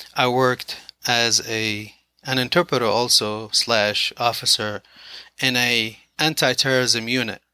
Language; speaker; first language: English; non-native, fluent; Arabic